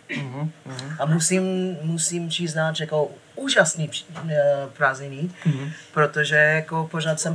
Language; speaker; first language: Czech; non-native, fluent; English